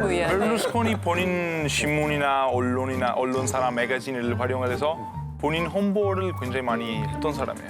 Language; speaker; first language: Korean; non-native, fluent; Italian